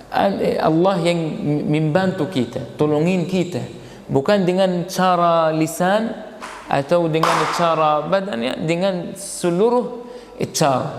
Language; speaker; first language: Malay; non-native, fluent; Arabic